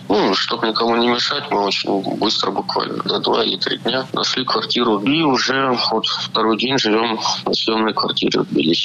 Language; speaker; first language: Russian; native; Russian